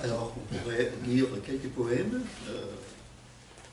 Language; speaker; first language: French; non-native, fluent; Portuguese